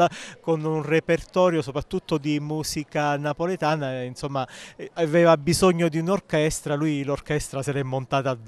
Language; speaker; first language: Italian; native; Italian